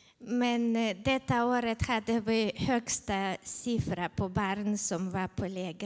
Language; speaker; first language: Swedish; non-native, fluent; Ukrainian